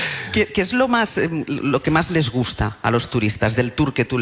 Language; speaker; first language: Spanish; native; Spanish